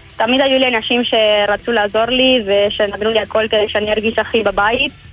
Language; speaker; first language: Hebrew; non-native, fluent; Spanish